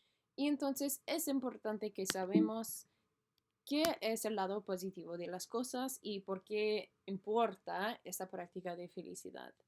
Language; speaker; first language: Spanish; non-native, learner; English